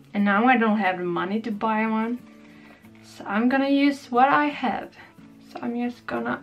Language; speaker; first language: English; non-native, fluent; Swedish